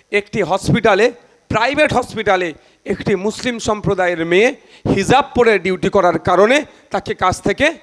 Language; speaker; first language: Bangla; native; Bangla